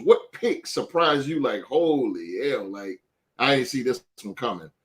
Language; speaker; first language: English; native; English